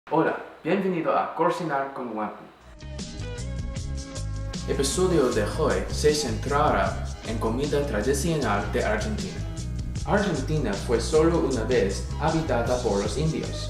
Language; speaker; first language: Spanish; non-native, learner; English